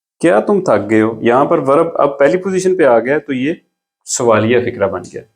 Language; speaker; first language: Urdu; non-native, local second language; Punjabi